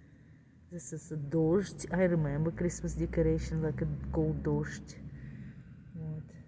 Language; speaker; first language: English; non-native, learner; Russian